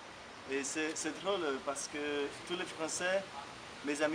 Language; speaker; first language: French; non-native, fluent; Portuguese